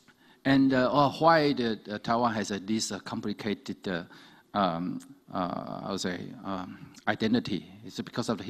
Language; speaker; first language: English; non-native, fluent; Chinese